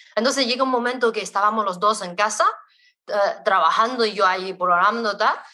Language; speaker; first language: Spanish; non-native, fluent; Chinese